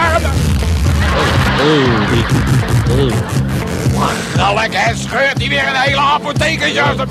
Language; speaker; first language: Dutch; native; Dutch